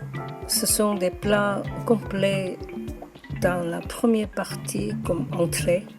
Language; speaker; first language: French; non-native, fluent; Korean